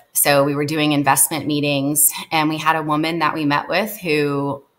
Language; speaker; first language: English; native; English